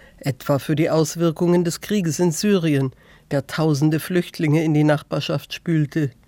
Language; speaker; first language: German; native; German